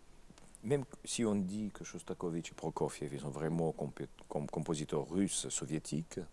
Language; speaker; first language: French; non-native, fluent; Russian